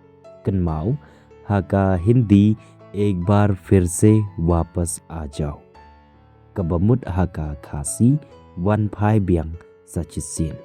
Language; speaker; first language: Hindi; non-native, local second language; Khasi